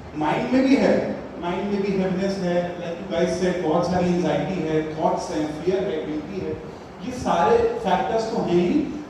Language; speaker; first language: Hindi; native; Hindi